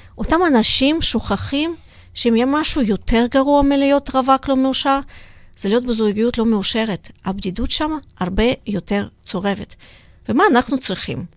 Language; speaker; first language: Hebrew; non-native, fluent; Russian